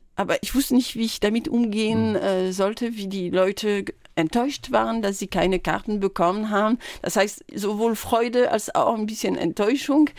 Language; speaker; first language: German; non-native, fluent; French